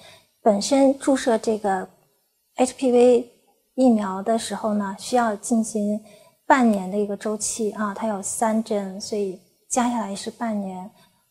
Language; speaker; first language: Chinese; native; Chinese